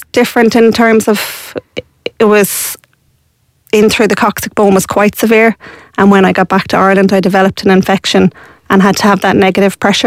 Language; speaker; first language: English; native; English